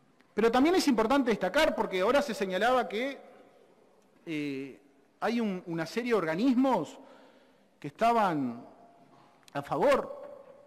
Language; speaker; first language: Spanish; native; Spanish